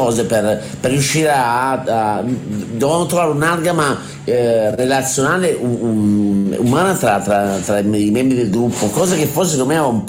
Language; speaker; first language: Italian; native; Italian